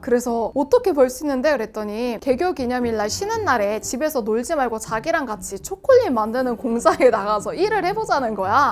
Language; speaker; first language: Korean; native; Korean